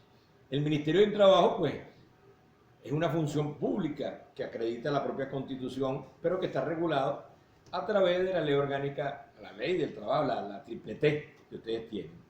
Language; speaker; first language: Spanish; native; Spanish